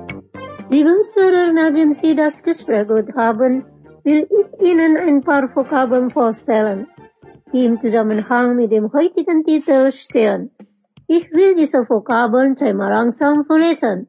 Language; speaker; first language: German; non-native, fluent; Indonesian